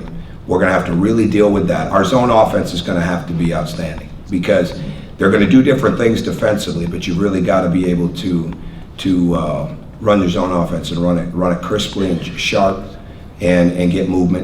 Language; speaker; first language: English; native; English